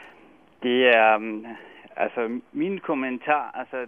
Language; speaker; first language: Danish; non-native, fluent; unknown